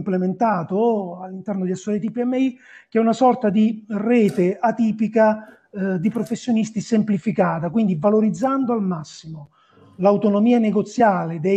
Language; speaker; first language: Italian; native; Italian